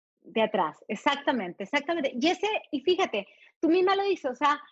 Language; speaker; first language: Spanish; early bilingual, heritage; Spanish